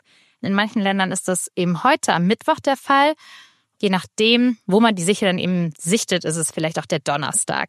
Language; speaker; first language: German; native; German